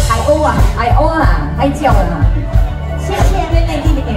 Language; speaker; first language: Chinese; native; Chinese